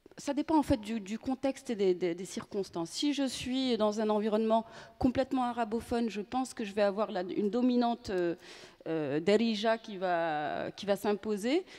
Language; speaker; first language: French; native; French